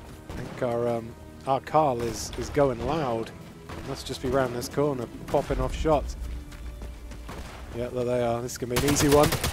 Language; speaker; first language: English; native; English